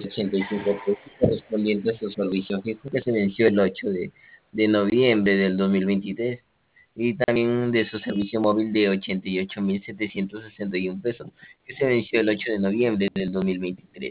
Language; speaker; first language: Spanish; native; Spanish